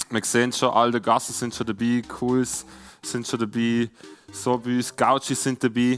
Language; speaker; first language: German; native; German